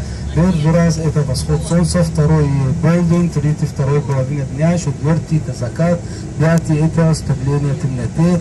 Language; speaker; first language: Russian; non-native, fluent; Arabic